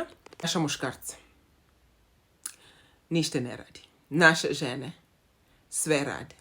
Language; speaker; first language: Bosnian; non-native, learner; Zulu